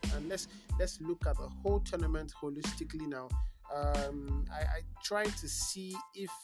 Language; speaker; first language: English; non-native, local second language; Yoruba